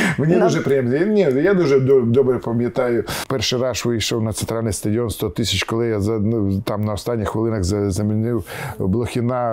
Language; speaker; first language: Ukrainian; non-native, local second language; Russian